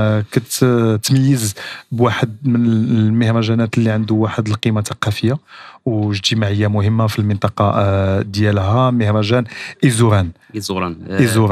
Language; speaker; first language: Arabic; native; Arabic